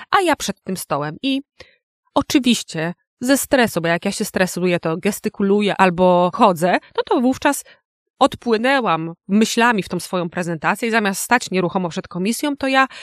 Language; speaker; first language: Polish; native; Polish